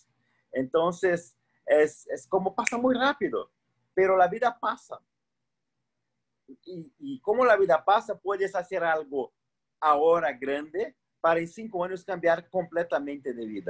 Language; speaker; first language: Spanish; non-native, fluent; Portuguese